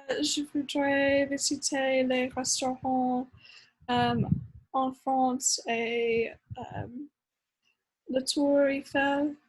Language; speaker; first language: French; non-native, learner; English